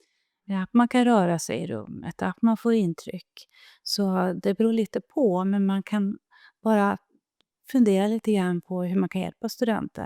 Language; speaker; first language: Swedish; native; Swedish